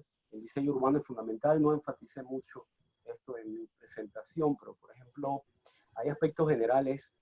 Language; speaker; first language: Spanish; native; Spanish